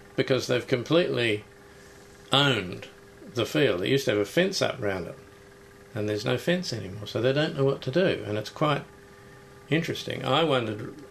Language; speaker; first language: English; native; English